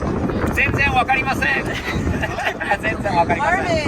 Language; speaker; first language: Japanese; non-native, fluent; English